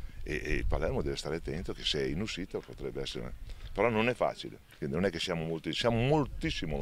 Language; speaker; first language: Italian; native; Italian